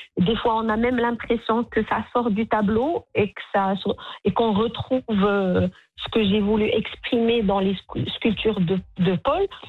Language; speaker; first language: French; non-native, local second language; Arabic